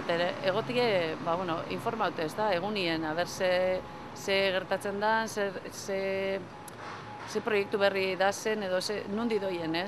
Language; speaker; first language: Basque; native; Basque